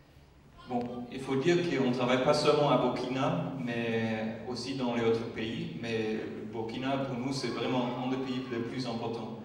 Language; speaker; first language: French; non-native, fluent; German